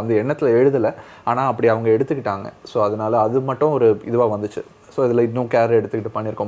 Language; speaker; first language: Tamil; native; Tamil